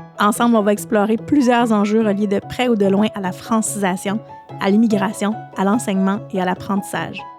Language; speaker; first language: French; native; French